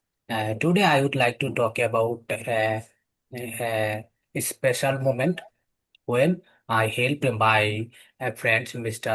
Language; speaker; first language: English; non-native, learner; Bangla